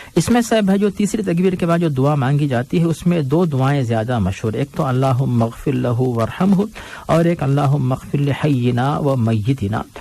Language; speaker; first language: Urdu; native; Urdu